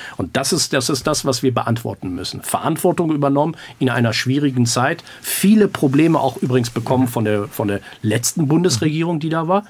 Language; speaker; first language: German; early bilingual, other home language; Persian